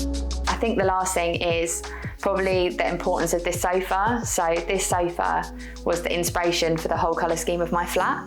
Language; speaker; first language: English; native; English